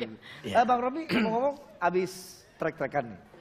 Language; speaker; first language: Indonesian; native; Indonesian